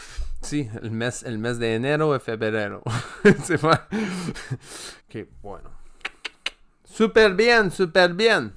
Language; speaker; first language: Spanish; non-native, learner; French